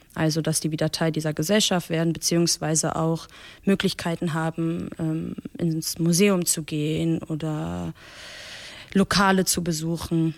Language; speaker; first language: German; early bilingual, other home language; Persian